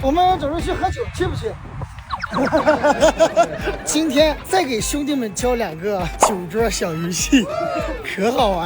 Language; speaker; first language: Chinese; native; Chinese